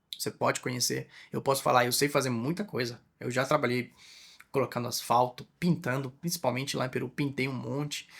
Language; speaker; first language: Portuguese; non-native, fluent; Spanish